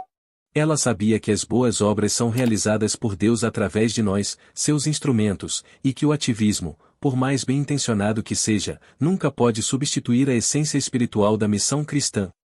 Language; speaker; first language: Portuguese; native; Portuguese